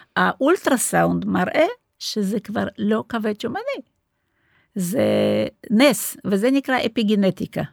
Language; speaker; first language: Hebrew; non-native, fluent; Russian